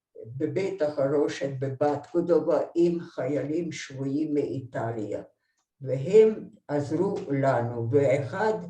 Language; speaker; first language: Hebrew; non-native, fluent; Hungarian